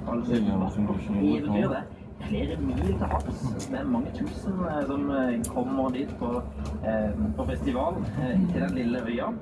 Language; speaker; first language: Norwegian; native; Norwegian